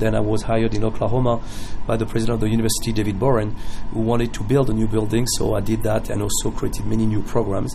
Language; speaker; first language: English; non-native, fluent; French